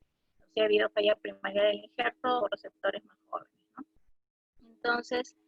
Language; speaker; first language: Spanish; native; Spanish